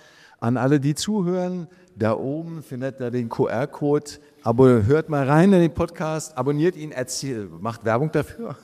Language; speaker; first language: German; native; German